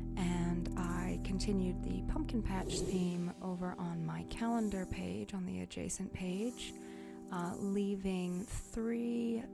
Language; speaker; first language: English; native; English